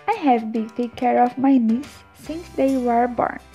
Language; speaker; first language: English; non-native, learner; Portuguese